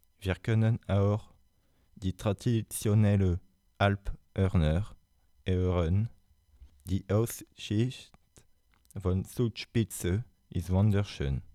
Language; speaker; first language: German; non-native, learner; French